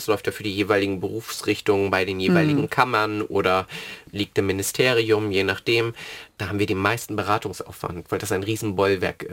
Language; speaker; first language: German; native; German